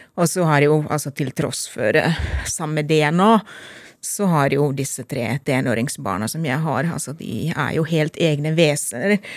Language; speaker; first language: Norwegian; non-native, fluent; Finnish